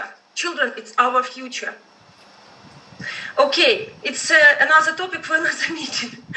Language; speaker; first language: English; non-native, fluent; Ukrainian